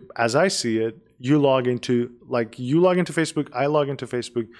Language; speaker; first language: English; non-native, fluent; Persian